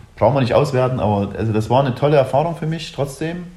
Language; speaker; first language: German; early bilingual, other home language; Russian